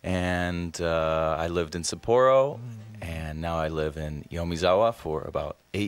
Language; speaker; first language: English; non-native, fluent; Spanish